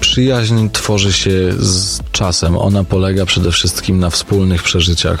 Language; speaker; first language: Polish; native; Polish